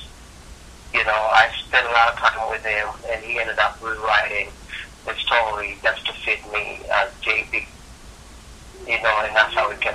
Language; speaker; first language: English; non-native, local second language; Ganda